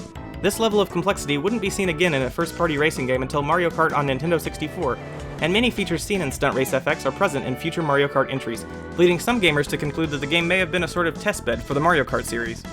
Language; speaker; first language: English; native; English